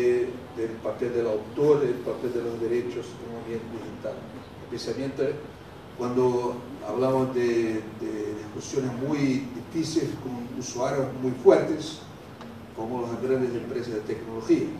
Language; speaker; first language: Spanish; non-native, fluent; Portuguese